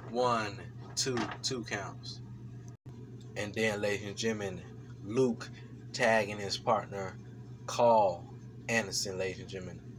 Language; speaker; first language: English; native; English